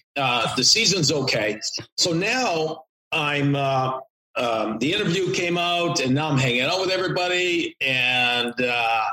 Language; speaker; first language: English; native; English